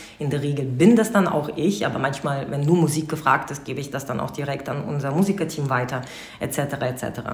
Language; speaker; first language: German; non-native, fluent; Russian